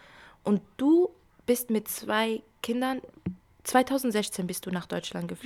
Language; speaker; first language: German; early bilingual, other home language; Kurdish